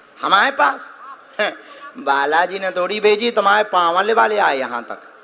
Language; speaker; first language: Hindi; native; Hindi